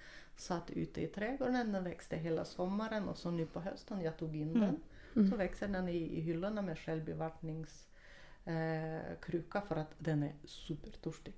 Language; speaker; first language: Swedish; non-native, fluent; Russian